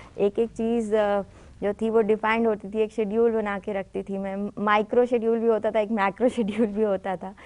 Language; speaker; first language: Hindi; native; Hindi